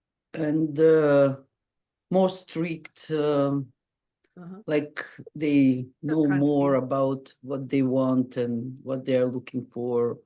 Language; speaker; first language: English; non-native, fluent; Macedonian